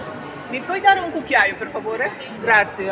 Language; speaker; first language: Italian; non-native, learner; Russian